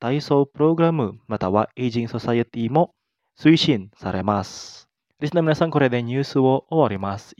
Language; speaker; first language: Japanese; non-native, fluent; Indonesian